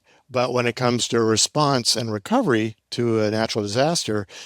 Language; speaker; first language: English; native; English